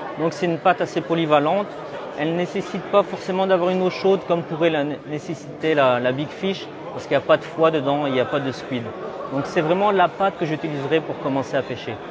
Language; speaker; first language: French; native; French